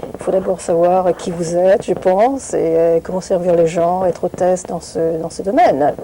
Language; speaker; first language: French; non-native, fluent; Vietnamese